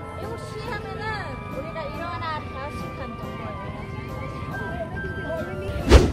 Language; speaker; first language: Korean; non-native, learner; Vietnamese